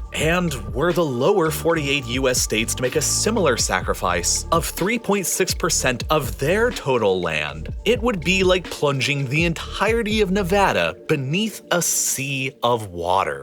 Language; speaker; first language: English; native; English